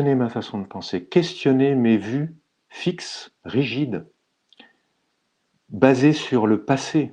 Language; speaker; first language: French; native; French